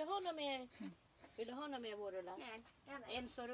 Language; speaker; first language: Swedish; native; Swedish